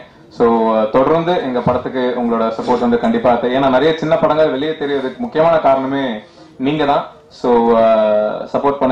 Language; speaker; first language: Tamil; native; Tamil